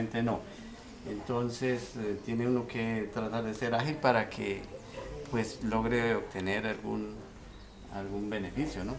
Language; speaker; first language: Spanish; native; Spanish